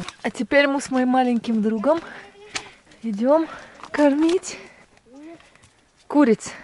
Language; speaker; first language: Russian; native; Russian